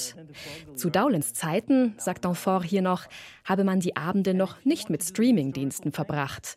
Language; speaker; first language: German; native; German